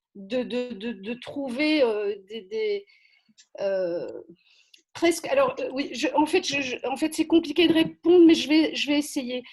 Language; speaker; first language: French; native; French